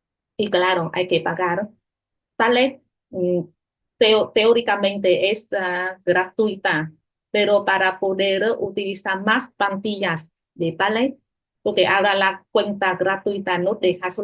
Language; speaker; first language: Spanish; non-native, fluent; Vietnamese